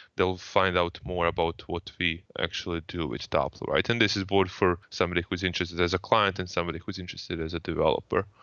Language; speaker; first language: English; non-native, fluent; Croatian